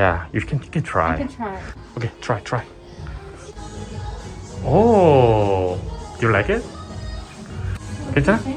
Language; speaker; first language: English; non-native, learner; Korean